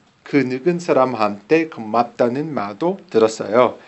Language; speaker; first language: Korean; non-native, learner; English